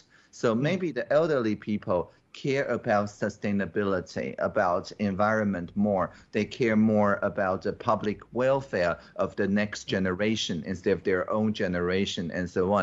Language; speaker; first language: English; non-native, fluent; Chinese